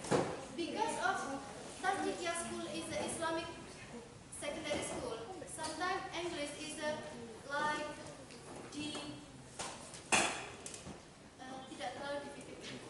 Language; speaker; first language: English; non-native, fluent; Indonesian